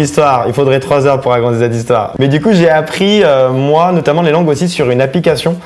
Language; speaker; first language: French; native; French